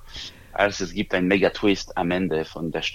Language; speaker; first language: German; non-native, local second language; French